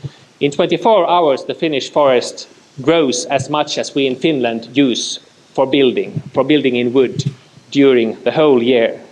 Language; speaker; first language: English; non-native, fluent; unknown